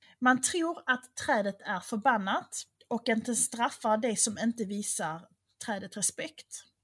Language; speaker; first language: Swedish; native; Swedish